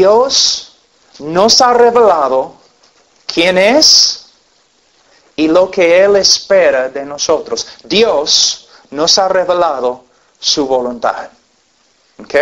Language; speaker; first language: Spanish; non-native, fluent; English